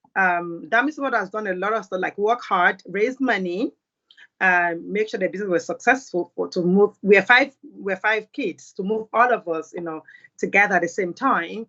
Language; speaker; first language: English; non-native, local second language; Yoruba